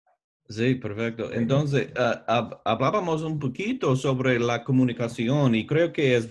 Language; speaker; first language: Spanish; non-native, learner; English